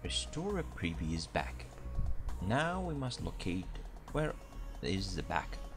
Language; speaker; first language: English; non-native, fluent; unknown